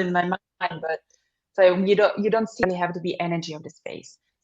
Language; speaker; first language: English; non-native, fluent; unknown